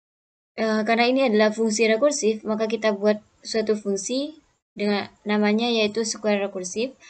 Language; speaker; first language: Indonesian; native; Indonesian